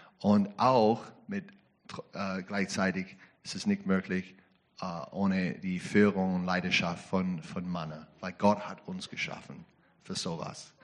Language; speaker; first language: German; non-native, learner; English